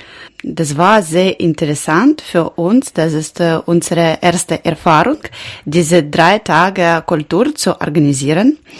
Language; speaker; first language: German; non-native, learner; Ukrainian